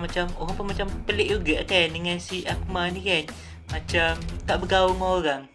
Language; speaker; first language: Malay; native; Malay